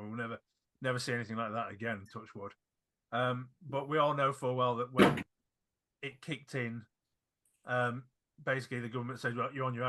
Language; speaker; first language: English; native; English